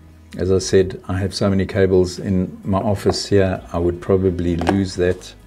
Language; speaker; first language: English; native; English